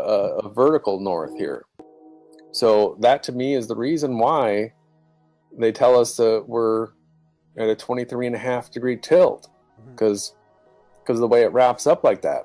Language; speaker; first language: English; native; English